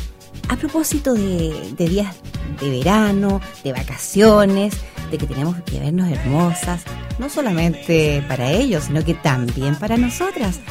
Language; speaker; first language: Spanish; native; Spanish